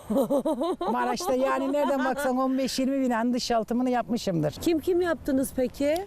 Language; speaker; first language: Turkish; native; Turkish